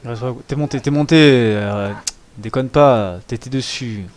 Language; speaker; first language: French; native; French